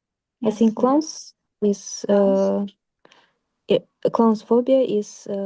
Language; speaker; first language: English; non-native, learner; Russian